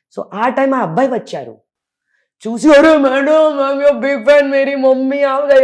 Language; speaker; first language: Telugu; non-native, learner; Hindi